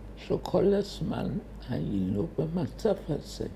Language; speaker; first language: Hebrew; early bilingual, other home language; German